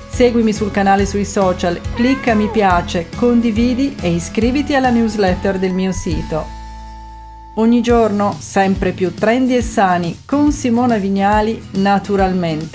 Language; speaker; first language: Italian; native; Italian